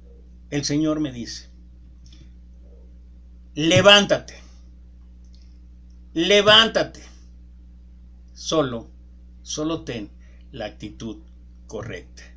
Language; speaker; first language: Spanish; native; Spanish